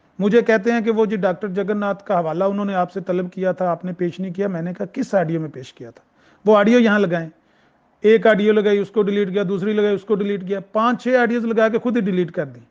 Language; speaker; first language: Urdu; non-native, local second language; Punjabi